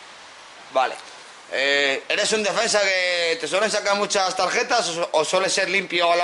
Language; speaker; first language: Spanish; native; Spanish